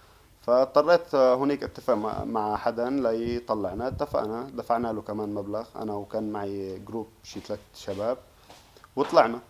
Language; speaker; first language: Arabic; native; Arabic